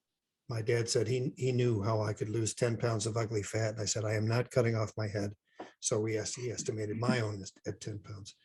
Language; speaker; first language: English; native; English